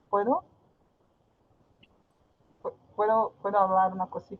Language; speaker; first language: Spanish; non-native, fluent; Portuguese